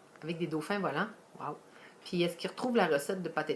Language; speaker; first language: French; native; French